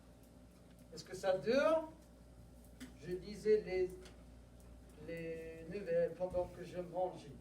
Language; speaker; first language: French; non-native, fluent; English